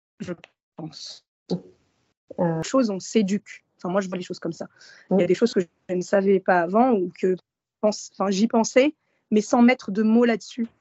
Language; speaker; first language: French; early bilingual, other home language; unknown